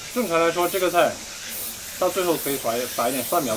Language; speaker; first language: Chinese; native; Chinese